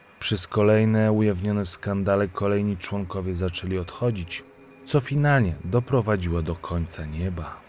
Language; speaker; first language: Polish; native; Polish